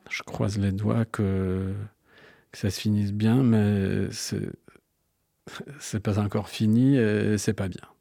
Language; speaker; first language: French; non-native, fluent; Polish